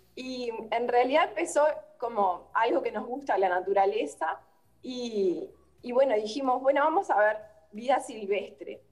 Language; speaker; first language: Spanish; native; Spanish